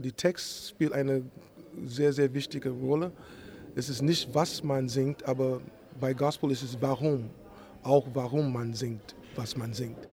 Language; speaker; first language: German; non-native, learner; English